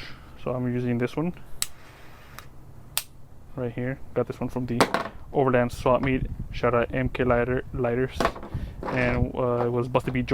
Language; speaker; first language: English; native; English